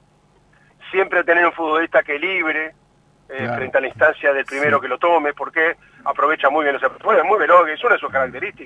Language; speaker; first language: Spanish; native; Spanish